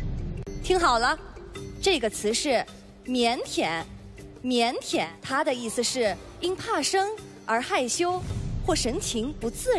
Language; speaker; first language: Chinese; native; Chinese